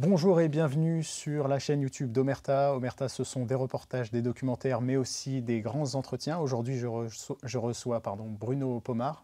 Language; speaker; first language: French; native; French